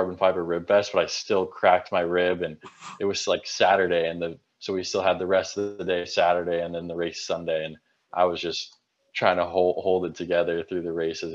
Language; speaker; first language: English; native; English